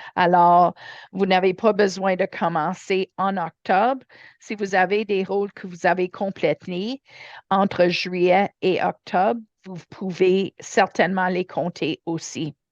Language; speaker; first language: French; non-native, learner; English